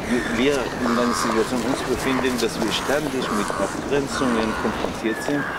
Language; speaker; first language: German; non-native, fluent; Persian